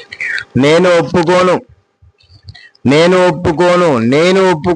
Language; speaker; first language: Telugu; non-native, fluent; Hindi